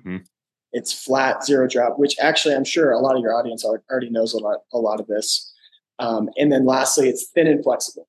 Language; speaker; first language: English; native; English